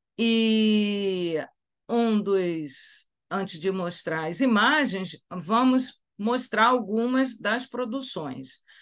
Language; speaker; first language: Portuguese; native; Portuguese